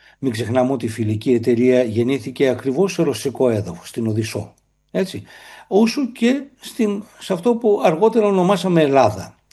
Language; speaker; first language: Greek; native; Greek